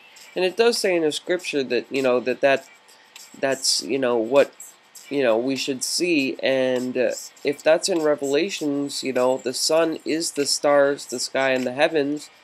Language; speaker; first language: English; native; English